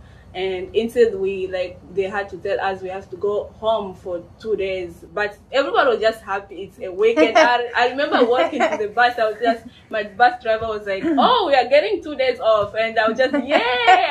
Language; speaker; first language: English; non-native, fluent; Swahili